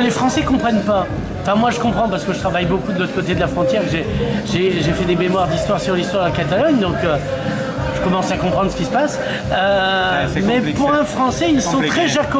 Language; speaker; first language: French; native; French